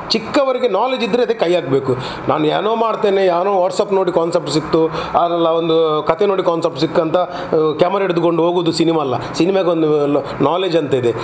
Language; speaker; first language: Kannada; non-native, local second language; Tulu